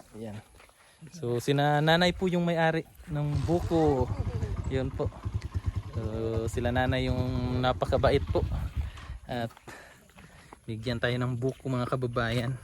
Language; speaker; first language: Filipino; non-native, local second language; Cebuano